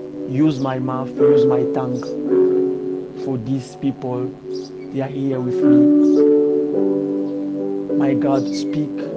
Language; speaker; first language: English; non-native, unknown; Lingala